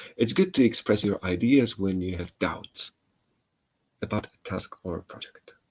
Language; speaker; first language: English; non-native, fluent; Polish